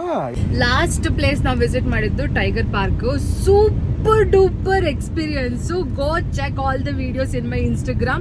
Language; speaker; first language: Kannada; native; Kannada